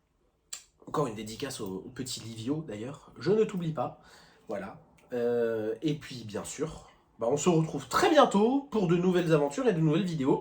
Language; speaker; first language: French; native; French